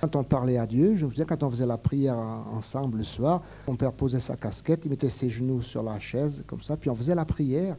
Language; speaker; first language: French; native; French